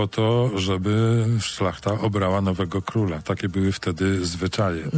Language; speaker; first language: Polish; native; Polish